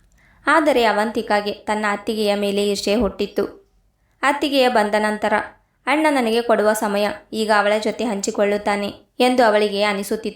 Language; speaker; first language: Kannada; native; Kannada